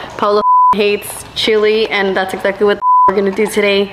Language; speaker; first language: English; early bilingual, other home language; Spanish